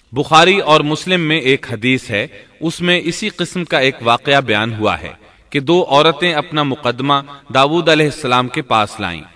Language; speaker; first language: Urdu; native; Urdu